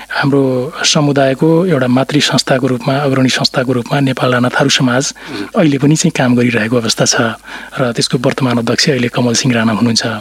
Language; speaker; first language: Nepali; non-native, local second language; Rana Tharu